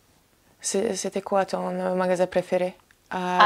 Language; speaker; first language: French; non-native, learner; Hungarian